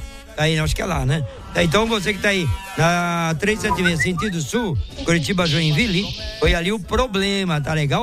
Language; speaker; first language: Portuguese; native; Portuguese